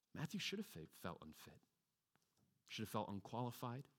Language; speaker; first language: English; native; English